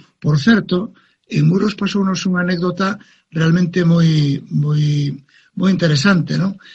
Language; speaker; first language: Galician; native; Galician